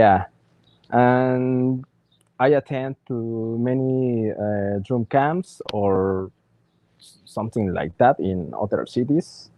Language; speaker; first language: English; non-native, learner; Spanish